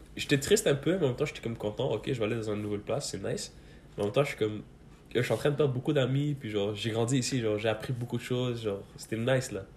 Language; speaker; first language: French; early bilingual, other home language; Persian